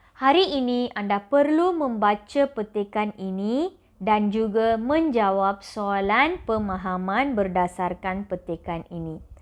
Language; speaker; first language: Malay; non-native, local second language; Tamil